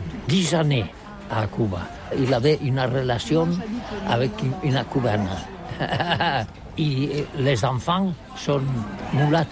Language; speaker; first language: French; non-native, learner; Catalan